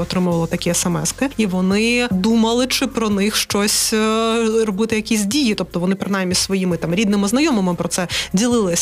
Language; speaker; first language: Ukrainian; native; Ukrainian